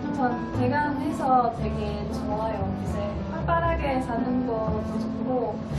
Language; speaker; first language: Korean; non-native, fluent; French